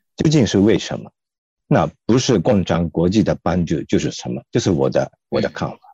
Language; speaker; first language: Chinese; non-native, fluent; Japanese